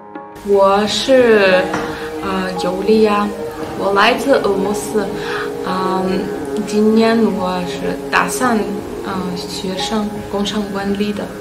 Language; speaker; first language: Chinese; non-native, learner; Russian